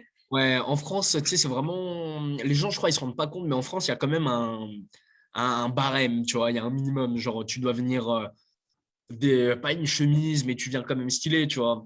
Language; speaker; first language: French; native; French